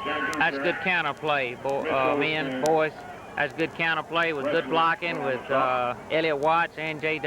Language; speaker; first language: English; native; English